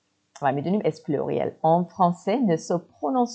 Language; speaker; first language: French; non-native, fluent; Persian